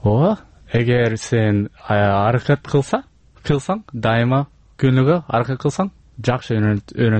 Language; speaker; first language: Kyrgyz; non-native, learner; English